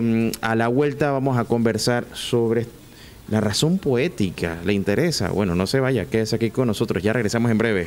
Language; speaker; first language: Spanish; native; Spanish